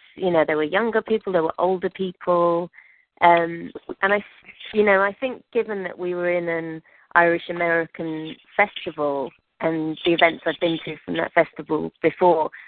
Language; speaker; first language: English; native; English